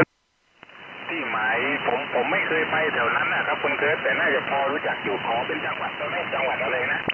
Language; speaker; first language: Thai; native; Thai